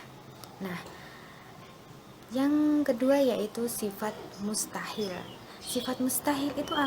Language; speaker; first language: Indonesian; native; Indonesian